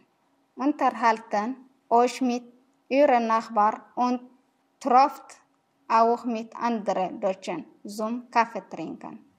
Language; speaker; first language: German; non-native, learner; Tigrinya